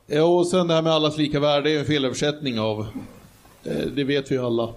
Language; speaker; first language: Swedish; native; Swedish